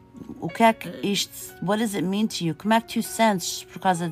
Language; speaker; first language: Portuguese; early bilingual, heritage; Portuguese